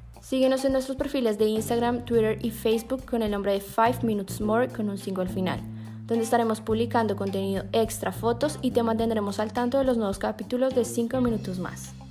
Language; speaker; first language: Spanish; native; Spanish